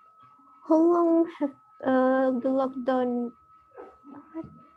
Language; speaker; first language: English; non-native, learner; Indonesian